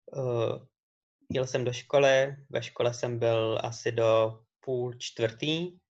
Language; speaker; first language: Czech; native; Czech